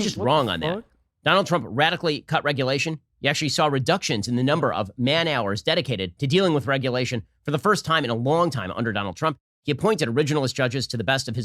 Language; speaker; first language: English; native; English